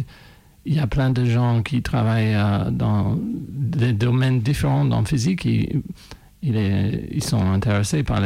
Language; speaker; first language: French; non-native, fluent; English